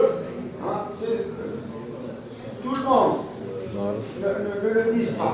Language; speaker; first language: French; non-native, local second language; Arabic